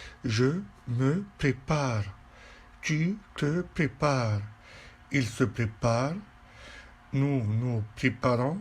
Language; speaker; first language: French; non-native, fluent; Arabic